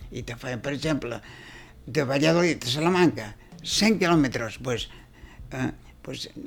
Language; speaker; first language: Catalan; native; Catalan